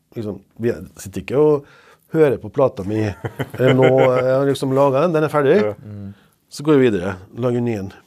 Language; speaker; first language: Norwegian; non-native, fluent; Serbian